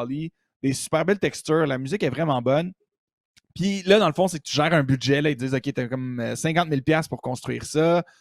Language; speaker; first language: French; native; French